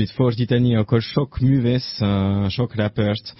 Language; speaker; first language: Hungarian; non-native, learner; French